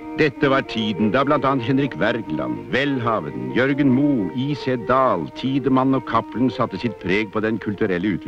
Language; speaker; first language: Norwegian; native; Norwegian